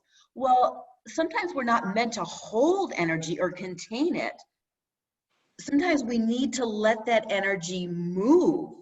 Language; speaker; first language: English; native; English